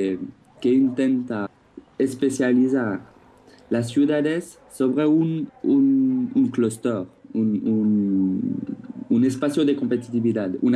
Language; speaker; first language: Spanish; non-native, fluent; French